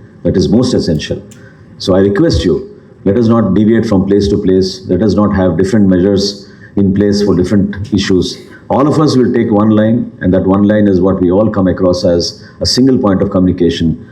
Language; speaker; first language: English; non-native, local second language; Telugu